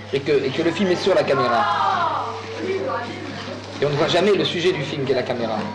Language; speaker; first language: French; native; French